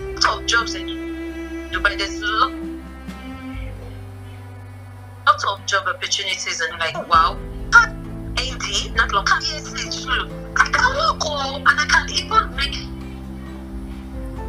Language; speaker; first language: English; non-native, local second language; Yoruba